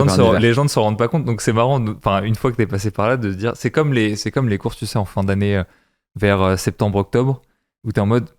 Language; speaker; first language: French; native; French